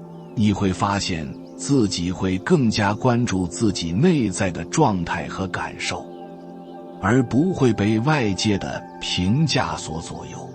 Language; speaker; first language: Chinese; native; Chinese